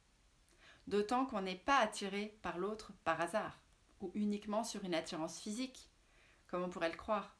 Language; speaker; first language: French; native; French